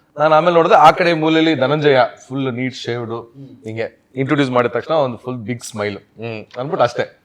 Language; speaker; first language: Kannada; native; Kannada